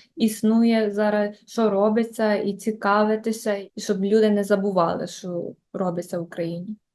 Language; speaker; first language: Ukrainian; early bilingual, heritage; Ukrainian